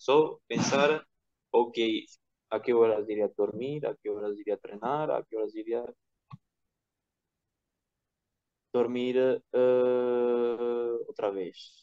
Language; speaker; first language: Portuguese; non-native, fluent; Georgian